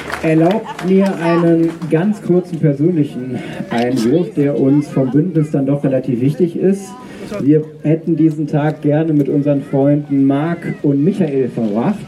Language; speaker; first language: German; native; German